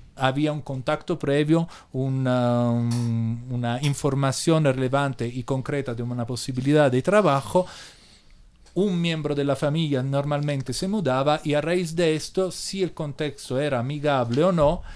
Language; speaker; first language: Spanish; non-native, fluent; Italian